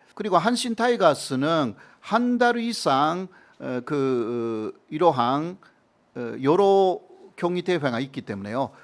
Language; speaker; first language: Korean; non-native, fluent; Japanese